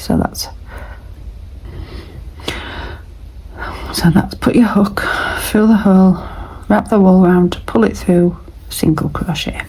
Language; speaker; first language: English; native; English